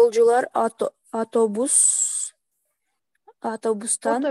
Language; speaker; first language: Turkish; non-native, learner; Kyrgyz